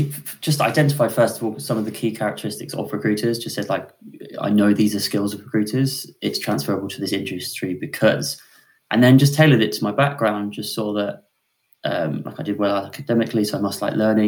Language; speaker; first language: English; native; English